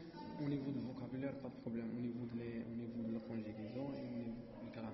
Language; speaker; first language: French; non-native, learner; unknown